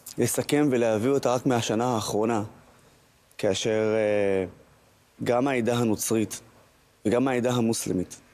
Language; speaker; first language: Hebrew; non-native, local second language; Arabic